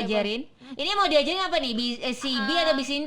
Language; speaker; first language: Indonesian; native; Indonesian